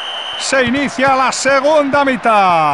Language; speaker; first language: Spanish; native; Spanish